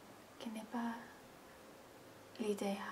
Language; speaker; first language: French; non-native, fluent; English